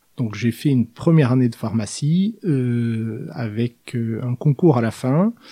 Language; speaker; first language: French; non-native, fluent; Norwegian